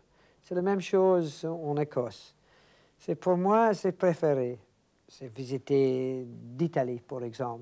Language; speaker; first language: French; non-native, learner; English